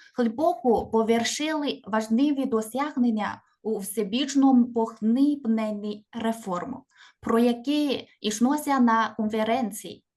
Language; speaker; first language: Ukrainian; non-native, fluent; Chinese